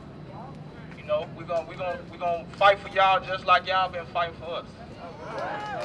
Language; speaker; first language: English; native; English